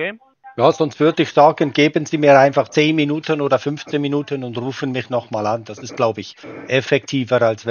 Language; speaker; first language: German; native; German